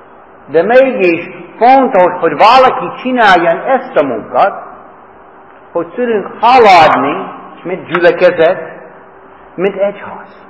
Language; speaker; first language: Hungarian; non-native, fluent; English